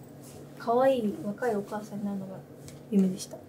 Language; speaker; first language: Japanese; native; Japanese